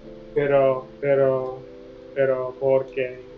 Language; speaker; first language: Spanish; non-native, learner; English